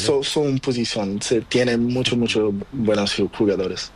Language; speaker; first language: Spanish; non-native, learner; Portuguese